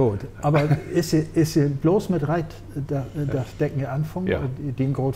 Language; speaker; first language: German; native; German